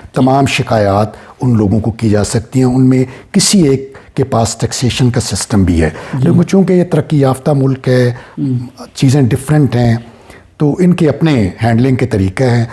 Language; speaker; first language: Urdu; non-native, local second language; Punjabi